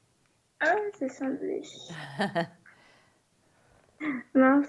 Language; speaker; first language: French; native; French